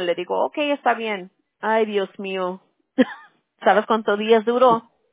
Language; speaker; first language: Spanish; early bilingual, heritage; Spanish